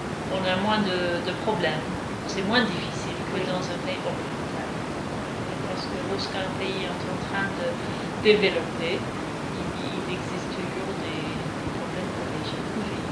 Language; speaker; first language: French; non-native, fluent; English